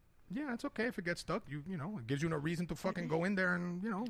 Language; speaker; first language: English; early bilingual, other home language; Spanish